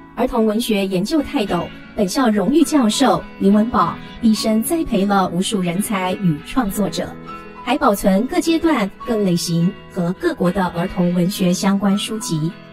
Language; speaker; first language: Chinese; native; Chinese